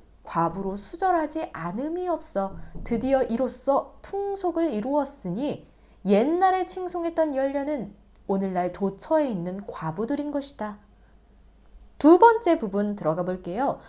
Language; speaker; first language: Korean; native; Korean